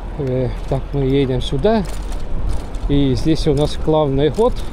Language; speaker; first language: Russian; non-native, learner; Estonian